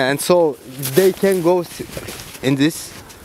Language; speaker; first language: English; non-native, learner; Russian